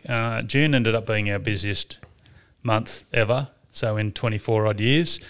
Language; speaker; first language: English; native; English